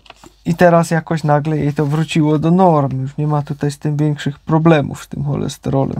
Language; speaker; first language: Polish; native; Polish